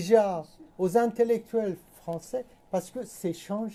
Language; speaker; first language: French; non-native, fluent; Persian